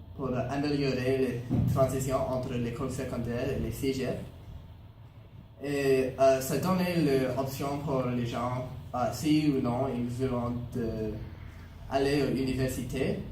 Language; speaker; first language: French; non-native, local second language; English